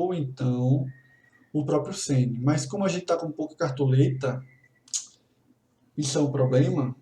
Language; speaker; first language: Portuguese; native; Portuguese